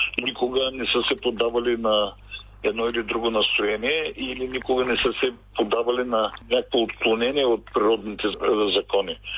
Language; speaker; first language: Bulgarian; native; Bulgarian